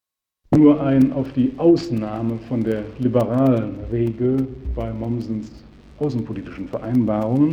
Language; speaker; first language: German; native; German